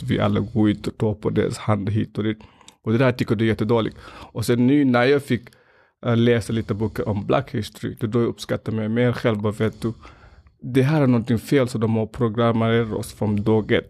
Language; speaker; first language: Swedish; non-native, fluent; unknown